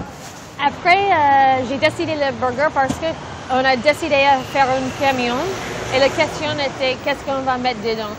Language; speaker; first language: French; non-native, learner; English